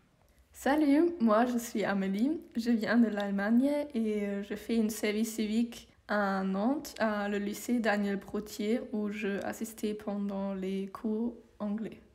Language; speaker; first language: French; non-native, learner; German